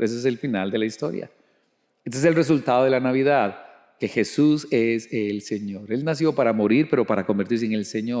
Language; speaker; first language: Spanish; native; Spanish